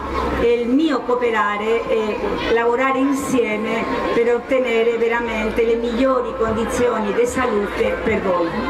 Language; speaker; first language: Italian; non-native, fluent; Spanish